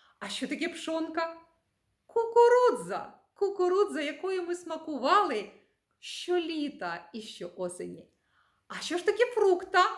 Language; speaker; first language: Ukrainian; native; Ukrainian